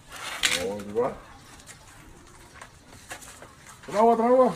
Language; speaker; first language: Filipino; native; Filipino